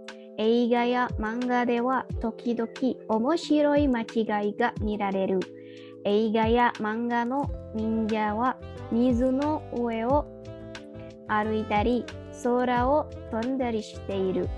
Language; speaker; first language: Japanese; non-native, learner; Indonesian